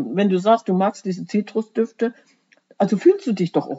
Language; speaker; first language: German; native; German